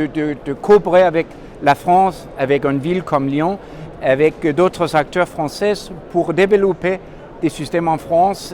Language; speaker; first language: French; non-native, fluent; Danish